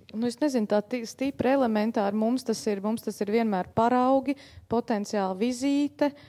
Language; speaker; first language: Latvian; native; Latvian